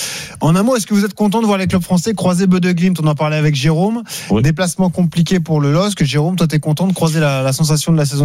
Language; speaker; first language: French; native; French